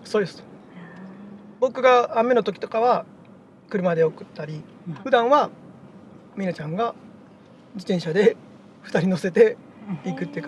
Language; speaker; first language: Japanese; native; Japanese